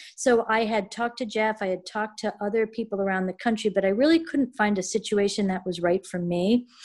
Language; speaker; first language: English; native; English